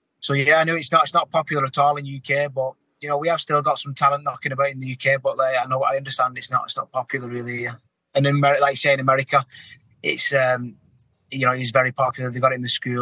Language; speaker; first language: English; native; English